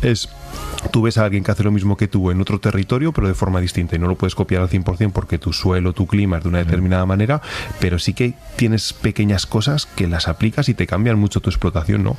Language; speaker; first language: Spanish; native; Spanish